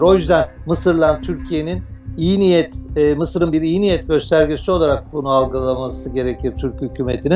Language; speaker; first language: Turkish; native; Turkish